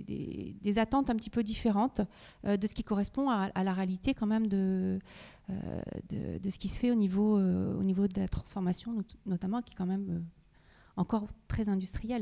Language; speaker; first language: French; native; French